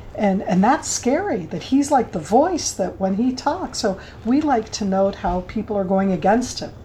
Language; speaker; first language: English; native; English